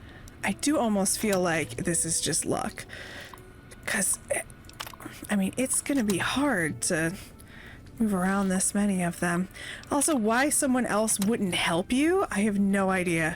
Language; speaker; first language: English; native; English